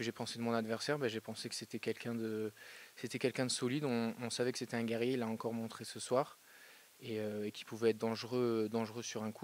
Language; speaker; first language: French; native; French